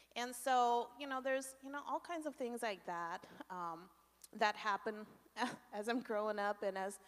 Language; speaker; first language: English; native; English